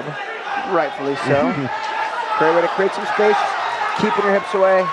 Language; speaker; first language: English; native; English